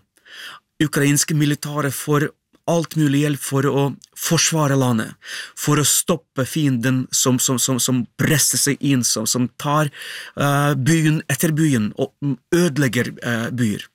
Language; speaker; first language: Norwegian; non-native, fluent; Ukrainian